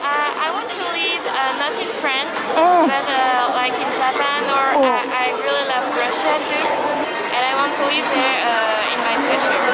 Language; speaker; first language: English; non-native, learner; French